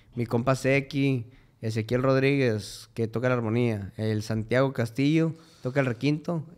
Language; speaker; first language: Spanish; native; Spanish